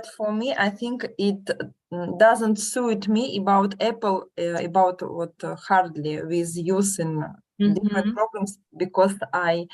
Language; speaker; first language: English; non-native, learner; Russian